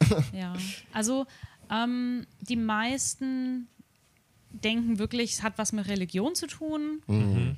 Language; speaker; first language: German; native; German